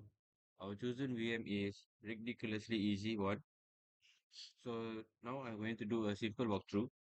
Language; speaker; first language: English; non-native, local second language; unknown